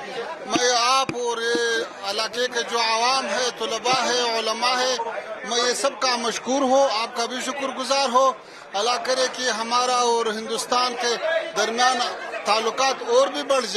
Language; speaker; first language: Hindi; non-native, learner; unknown